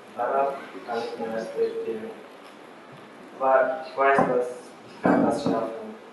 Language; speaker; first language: German; non-native, learner; Arabic